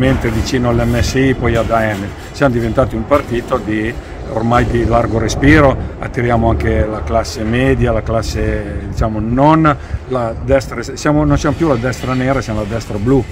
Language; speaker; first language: Italian; native; Italian